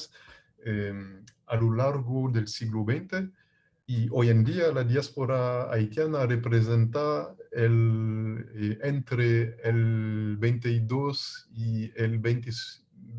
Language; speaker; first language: Spanish; non-native, fluent; French